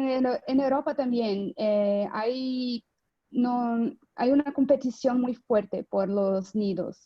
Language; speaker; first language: Spanish; non-native, fluent; Portuguese